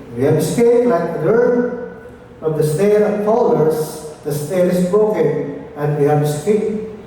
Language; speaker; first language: English; non-native, local second language; Filipino